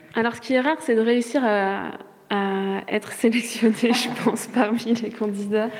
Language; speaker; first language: French; native; French